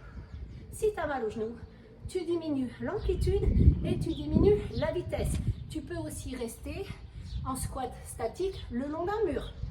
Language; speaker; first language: French; native; French